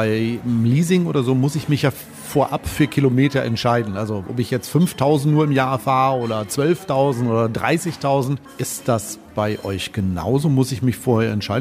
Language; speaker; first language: German; native; German